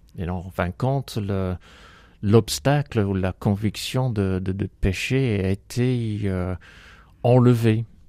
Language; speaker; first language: French; non-native, fluent; English